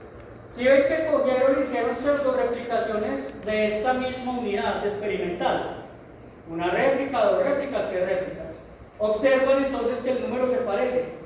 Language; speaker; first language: Spanish; native; Spanish